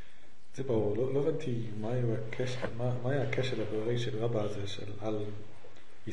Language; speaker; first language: Hebrew; non-native, learner; English